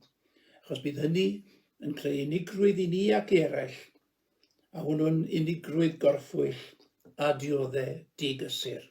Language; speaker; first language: Welsh; native; Welsh